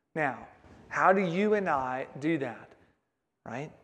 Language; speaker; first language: English; native; English